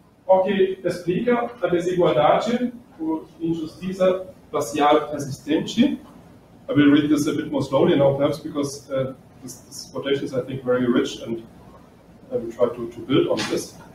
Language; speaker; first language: English; non-native, fluent; German